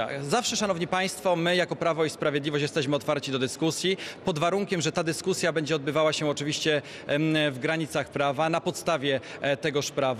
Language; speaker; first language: Polish; native; Polish